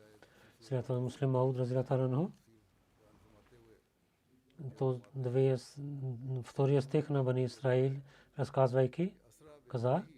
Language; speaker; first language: Bulgarian; non-native, learner; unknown